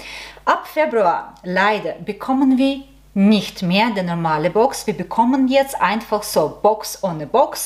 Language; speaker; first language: German; non-native, learner; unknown